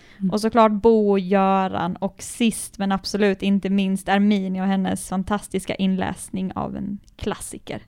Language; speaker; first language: Swedish; native; Swedish